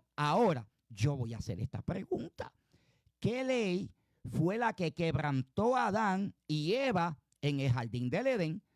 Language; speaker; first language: Spanish; native; Spanish